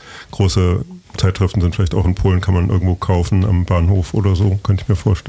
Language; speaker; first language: German; native; German